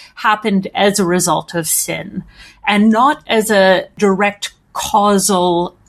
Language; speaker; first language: English; native; English